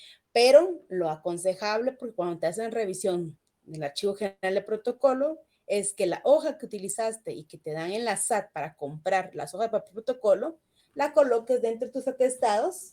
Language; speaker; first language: Spanish; native; Spanish